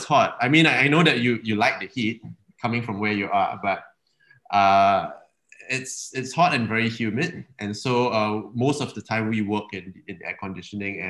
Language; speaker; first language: English; native; English